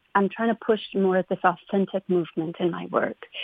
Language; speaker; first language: English; native; English